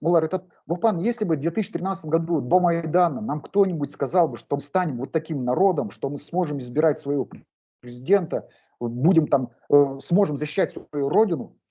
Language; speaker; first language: Russian; non-native, local second language; Kazakh